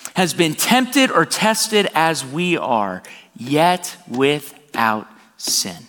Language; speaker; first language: English; native; English